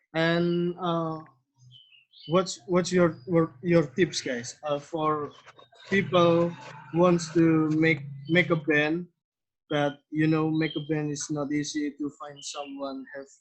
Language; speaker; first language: English; non-native, learner; Indonesian